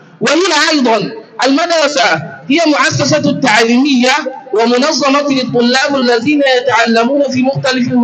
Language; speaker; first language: Arabic; non-native, learner; Hausa